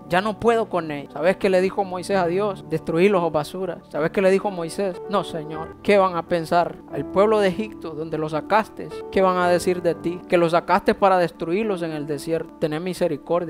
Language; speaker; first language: Spanish; native; Spanish